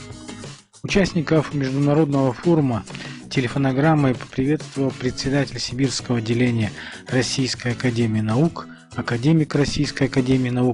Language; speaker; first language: Russian; native; Russian